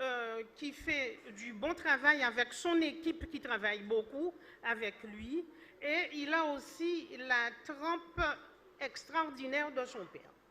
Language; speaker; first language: French; native; French